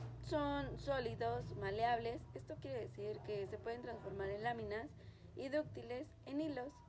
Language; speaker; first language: Spanish; native; Spanish